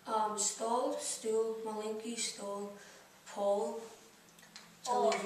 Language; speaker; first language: Russian; non-native, learner; English